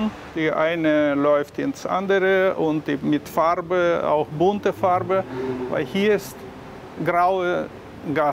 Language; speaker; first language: German; non-native, learner; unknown